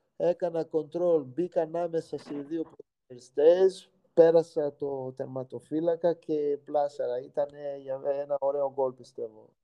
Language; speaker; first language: Greek; non-native, fluent; Portuguese